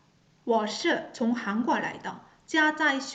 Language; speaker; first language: Chinese; non-native, fluent; Korean